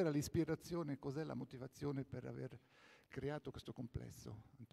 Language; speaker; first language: Italian; non-native, learner; German